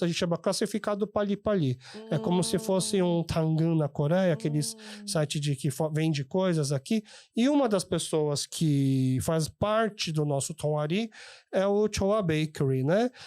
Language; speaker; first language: Portuguese; early bilingual, other home language; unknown